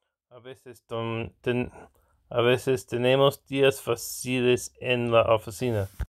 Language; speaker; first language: Spanish; non-native, learner; English